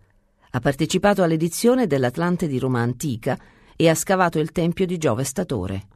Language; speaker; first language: Italian; native; Italian